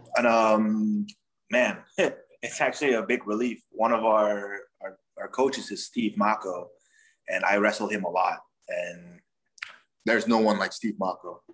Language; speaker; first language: English; non-native, fluent; Dutch